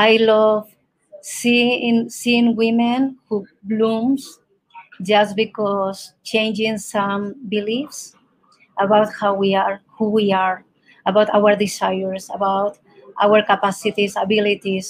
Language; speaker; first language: English; non-native, fluent; Spanish